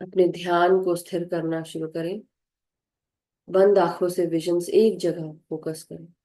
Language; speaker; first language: Hindi; native; Hindi